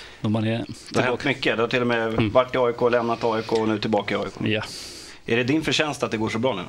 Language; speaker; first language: Swedish; native; Swedish